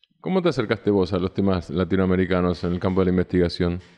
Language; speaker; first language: Spanish; native; Spanish